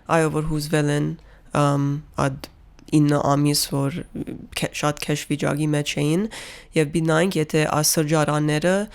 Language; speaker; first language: Armenian; early bilingual, heritage; Armenian